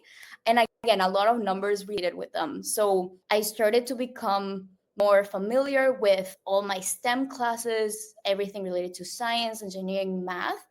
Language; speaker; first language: English; non-native, local second language; Spanish